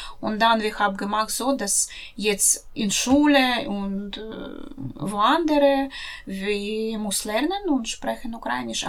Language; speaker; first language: German; non-native, learner; Russian